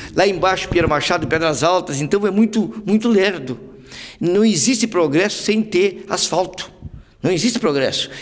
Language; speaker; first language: Portuguese; native; Portuguese